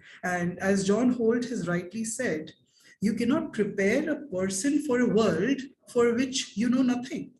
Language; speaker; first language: English; non-native, local second language; Hindi